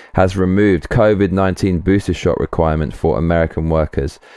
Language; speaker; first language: English; native; English